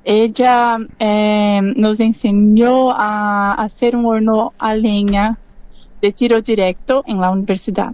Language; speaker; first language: Spanish; non-native, learner; Portuguese